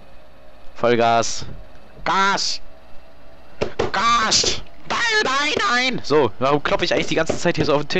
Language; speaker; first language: German; native; German